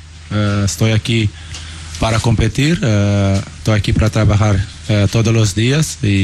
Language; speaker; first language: Spanish; non-native, learner; Portuguese